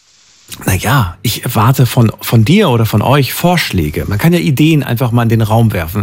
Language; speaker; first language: German; native; German